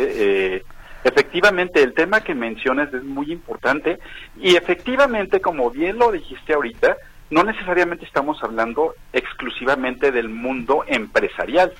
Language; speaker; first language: Spanish; native; Spanish